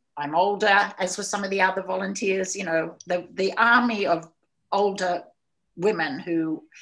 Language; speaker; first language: English; native; English